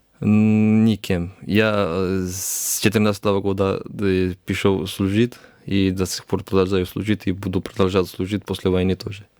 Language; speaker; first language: Ukrainian; non-native, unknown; Georgian